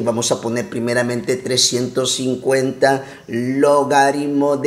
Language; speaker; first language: Spanish; native; Spanish